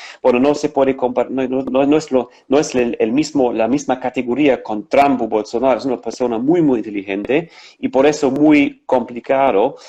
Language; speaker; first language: Spanish; non-native, fluent; German